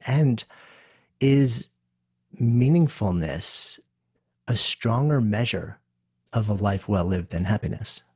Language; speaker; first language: English; native; English